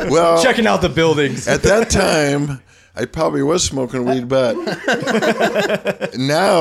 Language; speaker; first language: English; native; English